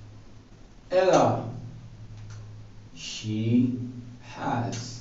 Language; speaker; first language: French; non-native, fluent; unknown